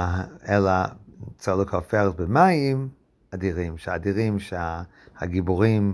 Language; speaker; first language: Hebrew; non-native, fluent; English